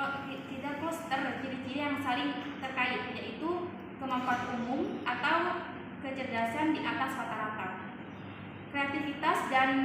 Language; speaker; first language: Indonesian; non-native, local second language; Madurese